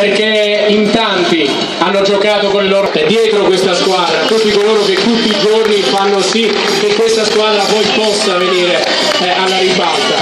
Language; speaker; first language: Italian; native; Italian